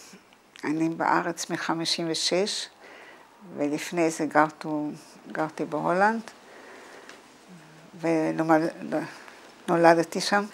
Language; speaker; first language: Hebrew; non-native, fluent; Dutch